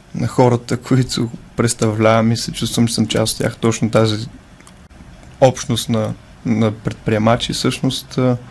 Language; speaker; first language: Bulgarian; native; Bulgarian